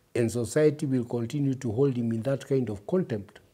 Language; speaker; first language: English; early bilingual, other home language; Kikuyu